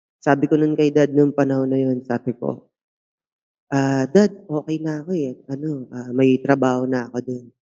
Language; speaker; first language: Filipino; native; Filipino